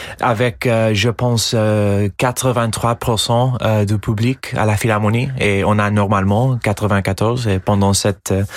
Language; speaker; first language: French; non-native, fluent; English